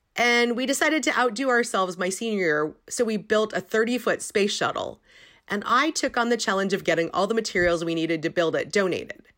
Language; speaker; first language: English; native; English